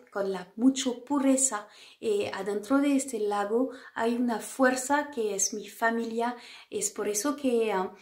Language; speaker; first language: Spanish; non-native, fluent; French